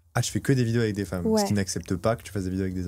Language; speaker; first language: French; native; French